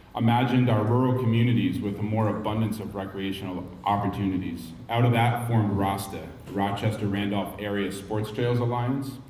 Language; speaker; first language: English; native; English